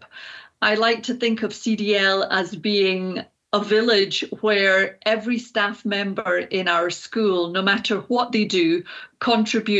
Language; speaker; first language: English; native; English